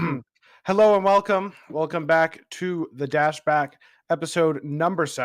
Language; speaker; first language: English; native; English